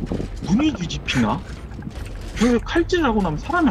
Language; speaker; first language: Korean; native; Korean